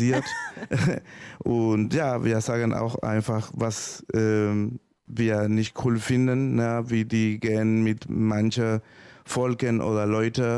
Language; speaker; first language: German; non-native, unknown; Spanish